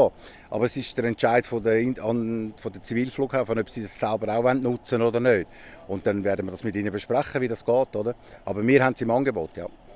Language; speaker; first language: German; native; German